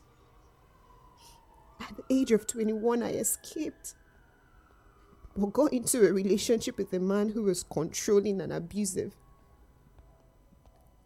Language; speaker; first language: English; non-native, local second language; Yoruba